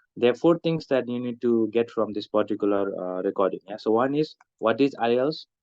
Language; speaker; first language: English; non-native, local second language; Nepali